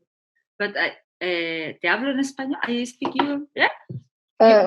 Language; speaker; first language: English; non-native, learner; Spanish